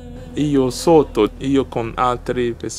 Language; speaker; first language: Italian; non-native, learner; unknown